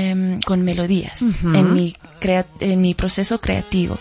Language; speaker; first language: Spanish; early bilingual, heritage; English